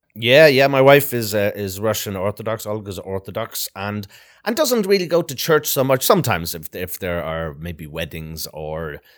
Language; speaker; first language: English; native; English